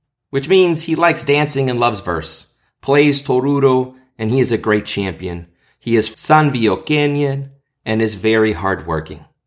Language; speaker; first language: English; native; English